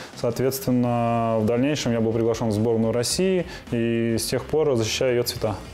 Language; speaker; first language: Russian; native; Russian